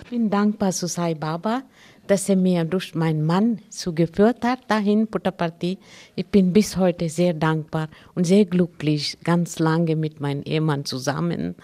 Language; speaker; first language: German; non-native, learner; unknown